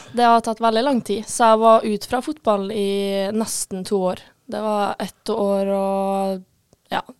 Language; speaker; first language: Norwegian; native; Norwegian